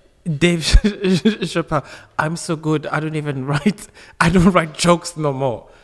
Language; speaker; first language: English; early bilingual, other home language; Lingala